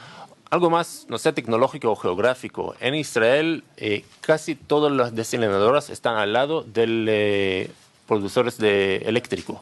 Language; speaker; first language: Spanish; non-native, learner; Hebrew